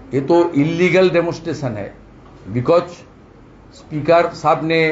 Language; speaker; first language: Hindi; non-native, local second language; Bangla